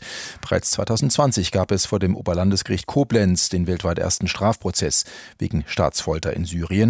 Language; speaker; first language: German; native; German